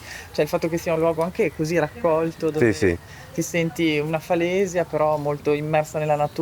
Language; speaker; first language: Italian; native; Italian